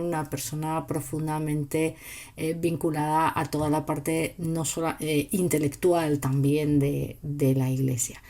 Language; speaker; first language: Spanish; native; Spanish